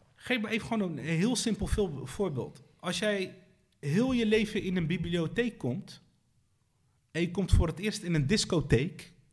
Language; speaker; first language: Dutch; early bilingual, other home language; Arabic